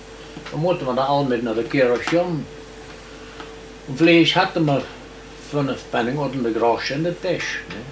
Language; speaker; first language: German; native; German